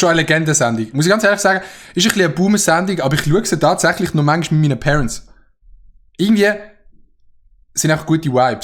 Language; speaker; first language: German; native; German